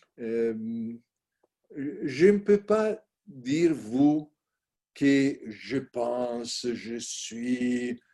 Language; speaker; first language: French; non-native, learner; Italian